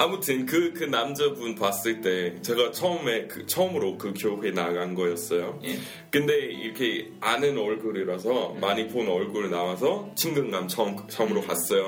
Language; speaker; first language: Korean; non-native, fluent; English